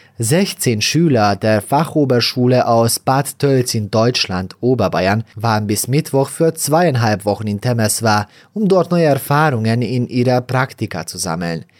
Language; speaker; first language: German; native; German